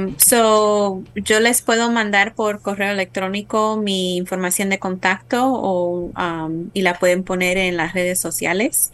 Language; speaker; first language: Spanish; early bilingual, heritage; Spanish